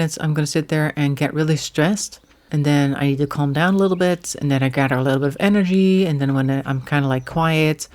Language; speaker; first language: English; non-native, fluent; Dutch